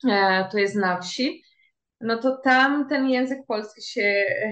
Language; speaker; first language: Polish; early bilingual, heritage; Portuguese